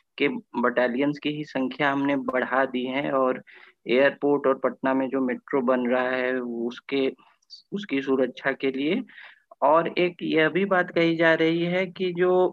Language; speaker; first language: Hindi; native; Hindi